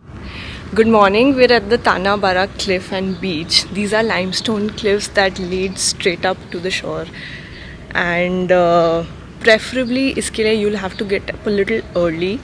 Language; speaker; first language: English; non-native, local second language; Hindi